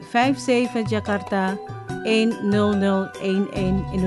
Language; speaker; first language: Dutch; non-native, fluent; Indonesian